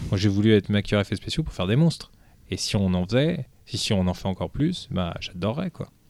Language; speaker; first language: French; early bilingual, other home language; Portuguese